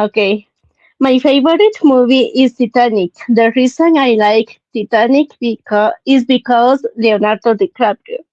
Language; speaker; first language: English; non-native, learner; Spanish